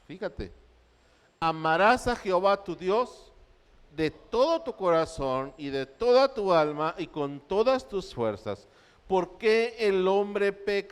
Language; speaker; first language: Spanish; native; Spanish